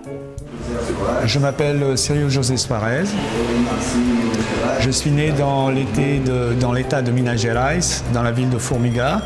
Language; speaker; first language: French; non-native, fluent; Portuguese